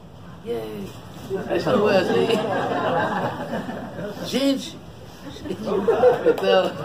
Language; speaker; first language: Portuguese; non-native, fluent; English